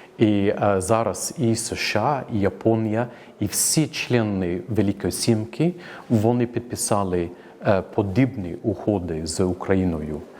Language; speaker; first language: Ukrainian; non-native, fluent; English